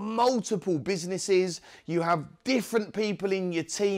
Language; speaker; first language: English; native; English